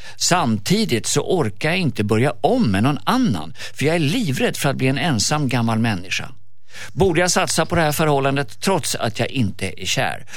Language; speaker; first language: Swedish; native; Swedish